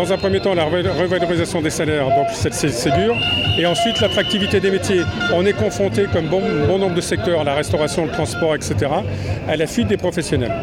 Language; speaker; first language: French; native; French